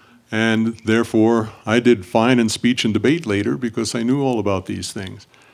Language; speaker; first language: English; native; English